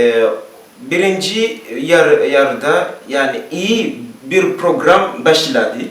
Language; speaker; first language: Turkish; non-native, learner; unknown